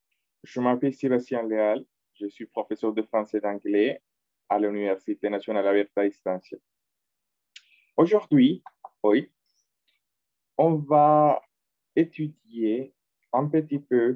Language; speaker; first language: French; non-native, fluent; Spanish